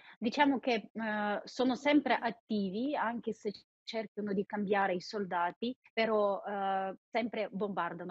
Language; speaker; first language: Italian; non-native, fluent; Ukrainian